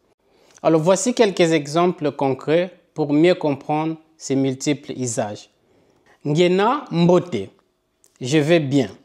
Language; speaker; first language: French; non-native, local second language; Kongo